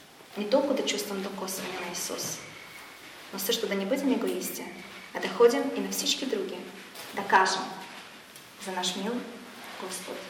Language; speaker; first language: Bulgarian; non-native, fluent; Russian